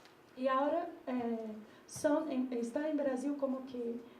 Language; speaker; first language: Spanish; non-native, learner; Portuguese